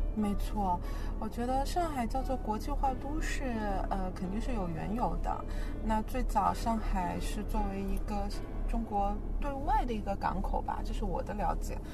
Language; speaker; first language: Chinese; native; Chinese